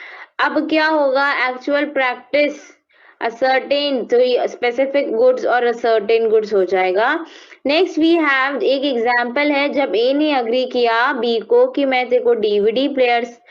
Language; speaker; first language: Hindi; native; Hindi